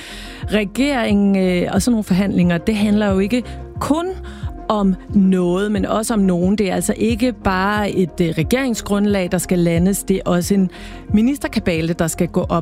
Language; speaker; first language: Danish; native; Danish